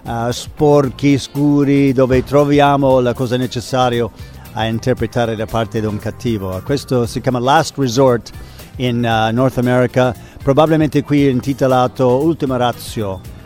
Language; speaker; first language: Italian; non-native, fluent; English